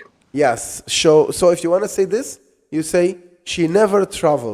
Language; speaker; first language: English; non-native, fluent; Arabic